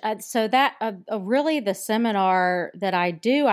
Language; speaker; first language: English; native; English